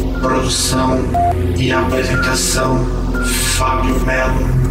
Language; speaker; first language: Portuguese; native; Portuguese